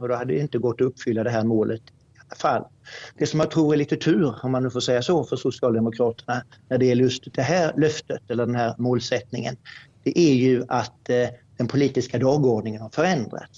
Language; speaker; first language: Swedish; native; Swedish